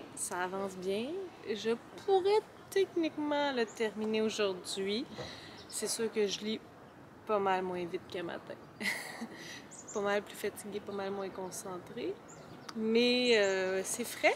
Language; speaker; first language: French; native; French